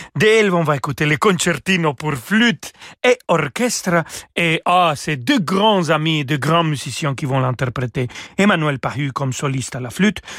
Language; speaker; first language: French; non-native, fluent; Spanish